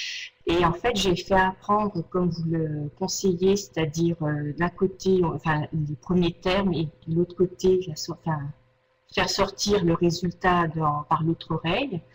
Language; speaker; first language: French; native; French